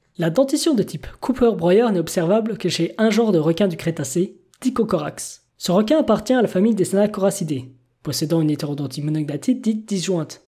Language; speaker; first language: French; native; French